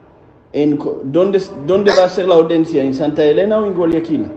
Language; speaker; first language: Spanish; non-native, learner; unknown